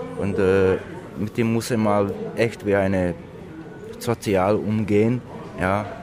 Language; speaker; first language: German; non-native, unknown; Slovak